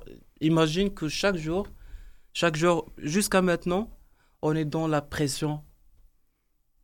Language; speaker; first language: French; non-native, learner; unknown